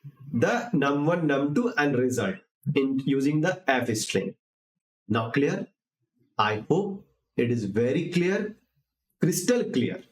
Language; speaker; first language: English; non-native, local second language; Hindi